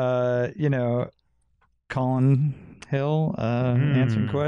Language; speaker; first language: English; native; English